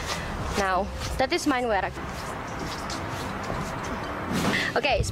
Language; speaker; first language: Dutch; non-native, learner; Indonesian